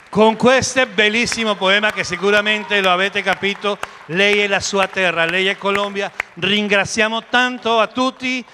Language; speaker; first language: Italian; non-native, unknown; Spanish